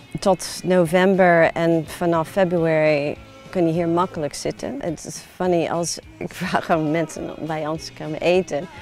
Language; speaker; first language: Dutch; non-native, fluent; English